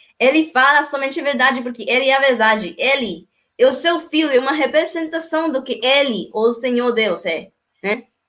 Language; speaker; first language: Portuguese; non-native, learner; Spanish